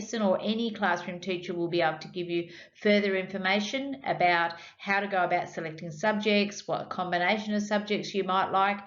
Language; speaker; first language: English; native; English